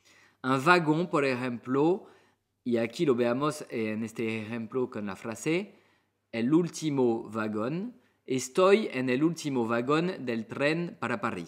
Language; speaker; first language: Spanish; non-native, fluent; French